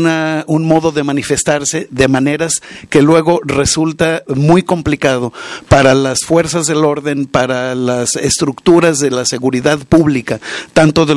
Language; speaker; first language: Spanish; native; Spanish